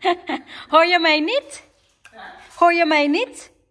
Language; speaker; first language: Dutch; non-native, learner; Waray